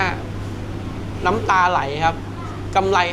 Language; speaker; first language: Thai; native; Thai